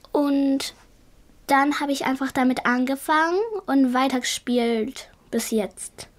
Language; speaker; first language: German; early bilingual, other home language; Chinese